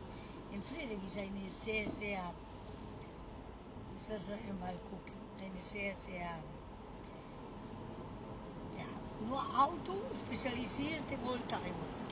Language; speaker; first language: German; non-native, fluent; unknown